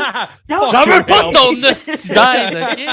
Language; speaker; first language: French; native; French